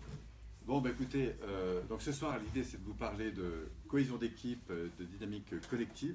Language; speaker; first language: French; native; French